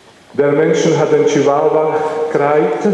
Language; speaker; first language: German; non-native, learner; Czech